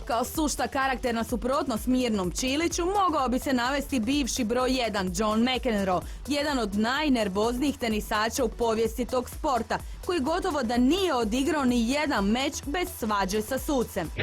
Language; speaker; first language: Croatian; native; Croatian